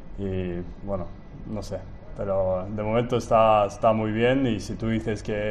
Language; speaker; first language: Spanish; non-native, fluent; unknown